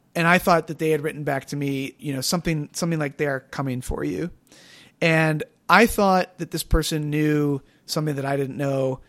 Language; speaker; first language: English; native; English